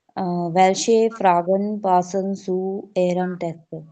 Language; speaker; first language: German; non-native, learner; Hindi